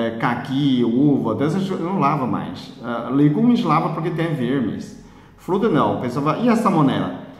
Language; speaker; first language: Portuguese; non-native, fluent; Chinese